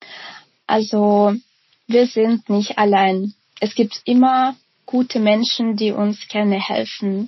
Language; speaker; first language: German; non-native, fluent; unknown